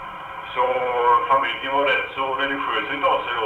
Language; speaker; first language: Swedish; non-native, fluent; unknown